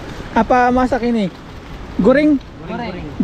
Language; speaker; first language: Indonesian; non-native, learner; Filipino